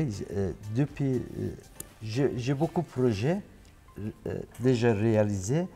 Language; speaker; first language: French; non-native, learner; Turkish